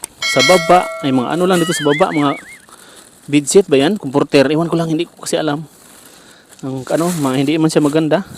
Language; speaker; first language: Filipino; native; Filipino